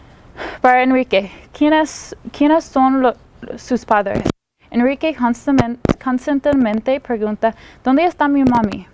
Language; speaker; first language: Spanish; non-native, learner; English